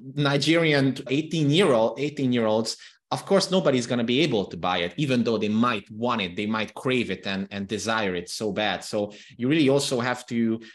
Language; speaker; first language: English; non-native, fluent; Hungarian